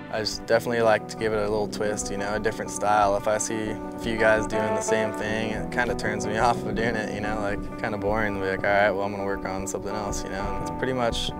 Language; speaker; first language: English; native; English